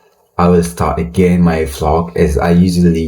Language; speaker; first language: English; non-native, learner; Indonesian